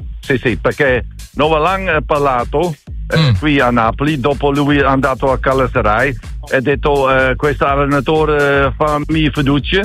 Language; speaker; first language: Italian; non-native, learner; Dutch